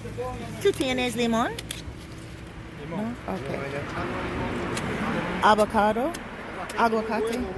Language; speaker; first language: Spanish; non-native, learner; English